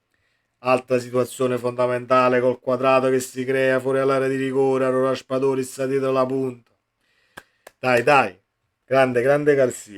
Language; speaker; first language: Italian; native; Italian